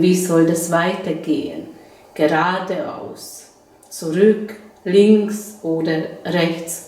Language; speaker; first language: German; non-native, fluent; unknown